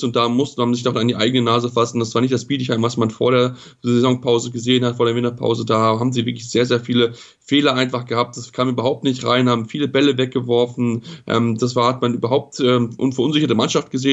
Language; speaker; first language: German; native; German